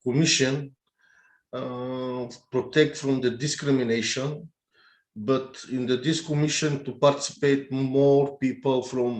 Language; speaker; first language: English; non-native, learner; Bulgarian